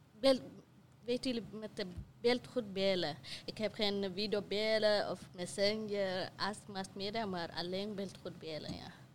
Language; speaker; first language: Dutch; non-native, learner; Tigrinya